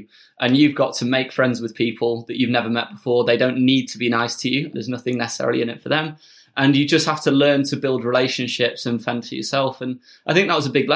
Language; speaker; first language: English; native; English